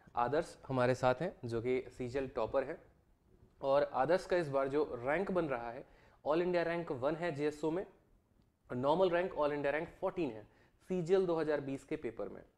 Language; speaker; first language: Hindi; native; Hindi